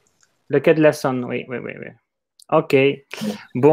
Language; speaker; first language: French; non-native, fluent; Ukrainian